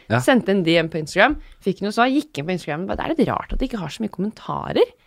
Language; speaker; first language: Norwegian; native; Norwegian